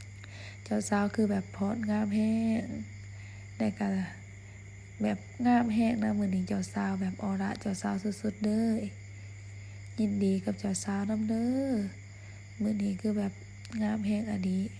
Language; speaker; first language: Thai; non-native, local second language; Northeastern Thai